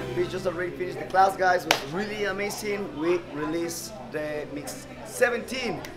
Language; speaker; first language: English; non-native, fluent; Spanish